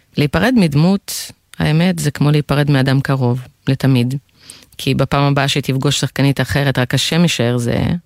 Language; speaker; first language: Hebrew; non-native, fluent; Russian